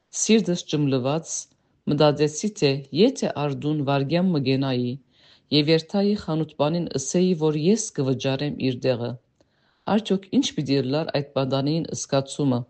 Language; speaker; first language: Armenian; early bilingual, heritage; Armenian